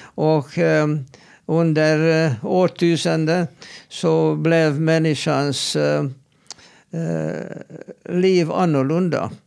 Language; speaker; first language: Swedish; non-native, fluent; Hungarian